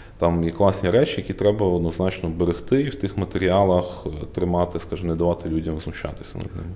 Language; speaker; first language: Ukrainian; native; Ukrainian